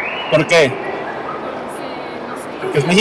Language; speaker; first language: Spanish; native; Spanish